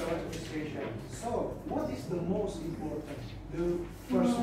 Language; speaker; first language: English; non-native, fluent; Indonesian